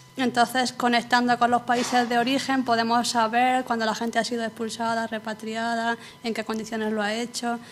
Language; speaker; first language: Spanish; native; Spanish